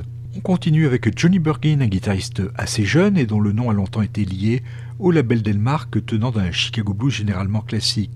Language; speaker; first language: French; native; French